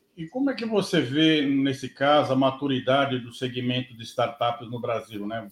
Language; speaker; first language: Portuguese; native; Portuguese